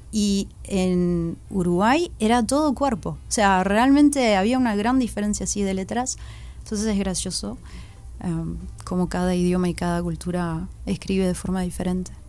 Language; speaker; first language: Spanish; early bilingual, heritage; Spanish